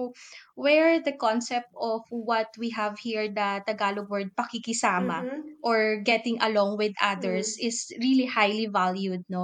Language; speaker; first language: English; non-native, local second language; Filipino